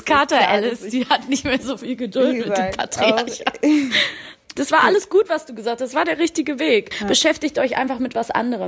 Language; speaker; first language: German; native; German